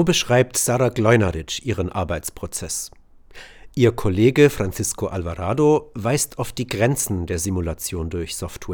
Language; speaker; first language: German; native; German